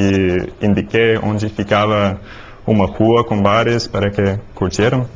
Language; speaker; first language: Portuguese; non-native, learner; English